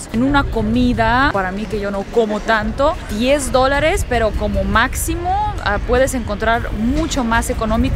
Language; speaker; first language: Spanish; early bilingual, heritage; Russian